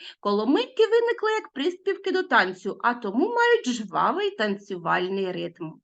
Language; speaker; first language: Ukrainian; native; Ukrainian